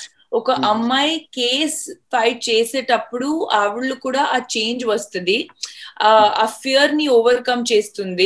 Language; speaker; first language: Telugu; non-native, fluent; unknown